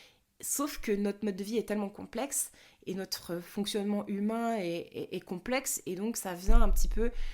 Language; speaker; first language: French; native; French